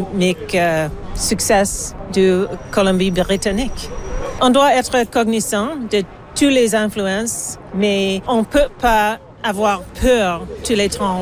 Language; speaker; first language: French; non-native, learner; English